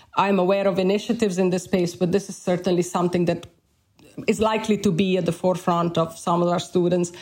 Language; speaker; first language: English; non-native, fluent; Italian